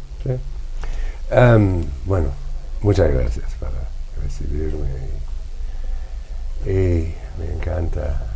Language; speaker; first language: Spanish; non-native, fluent; English